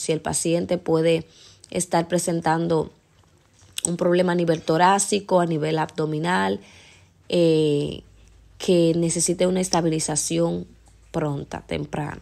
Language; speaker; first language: Spanish; native; Spanish